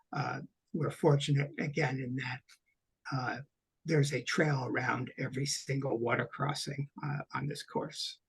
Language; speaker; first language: English; native; English